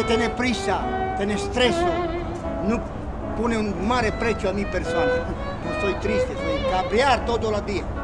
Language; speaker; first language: Spanish; non-native, learner; Romanian